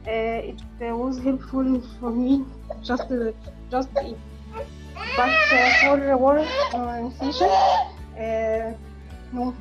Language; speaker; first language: English; non-native, learner; Arabic